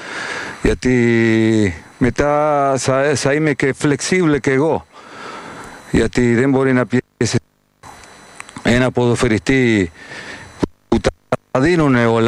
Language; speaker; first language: Greek; non-native, fluent; Spanish